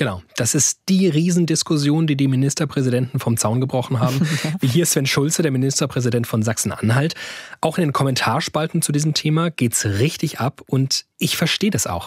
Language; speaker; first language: German; native; German